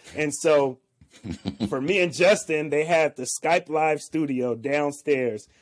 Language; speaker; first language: English; native; English